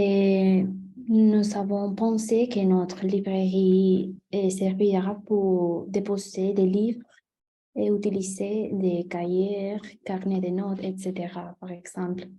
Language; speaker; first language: French; non-native, learner; Spanish